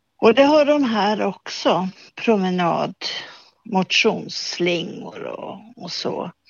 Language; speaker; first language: Swedish; native; Swedish